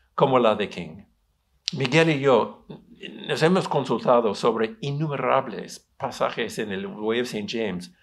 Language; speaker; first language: Spanish; non-native, fluent; English